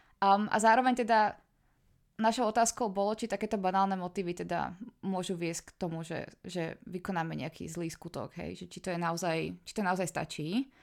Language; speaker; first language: Slovak; native; Slovak